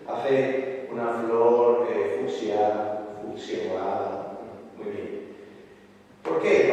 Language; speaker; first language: Spanish; non-native, fluent; Italian